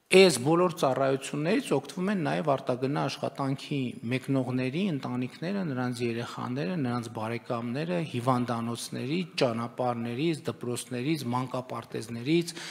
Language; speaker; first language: Armenian; native; Armenian